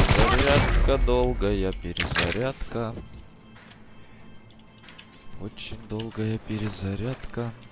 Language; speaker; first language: Russian; native; Russian